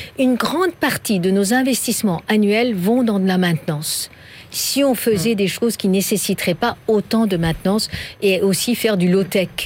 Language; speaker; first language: French; non-native, fluent; Persian